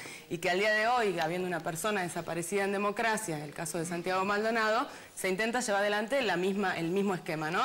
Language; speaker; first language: Spanish; native; Spanish